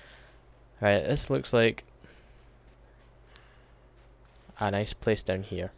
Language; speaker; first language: English; native; English